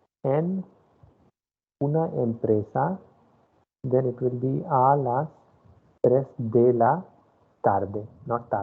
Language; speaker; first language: Spanish; non-native, fluent; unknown